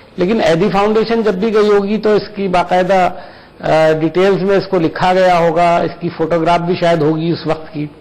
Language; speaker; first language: Hindi; native; Hindi